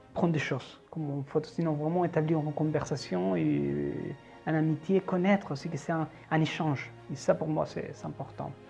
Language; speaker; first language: French; non-native, fluent; Spanish